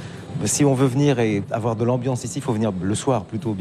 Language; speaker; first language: French; native; French